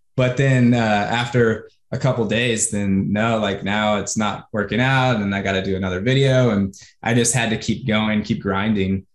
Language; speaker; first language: English; native; English